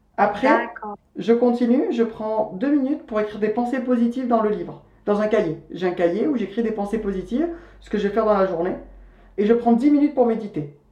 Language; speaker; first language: French; native; French